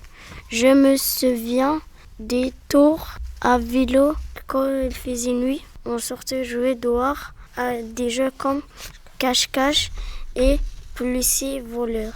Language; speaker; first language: French; non-native, learner; Arabic